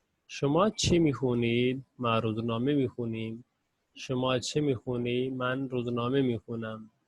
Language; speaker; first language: Persian; non-native, fluent; Urdu